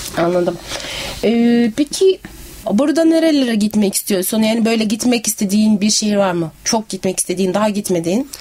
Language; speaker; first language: Turkish; native; Turkish